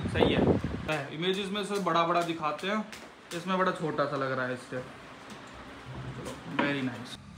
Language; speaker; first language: Hindi; native; Hindi